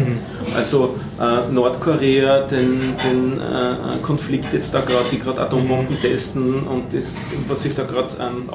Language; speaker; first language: German; native; German